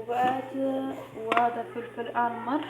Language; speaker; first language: Arabic; non-native, fluent; Oromo